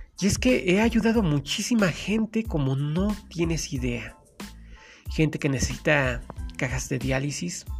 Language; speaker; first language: Spanish; native; Spanish